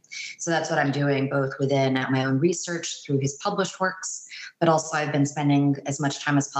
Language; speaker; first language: English; native; English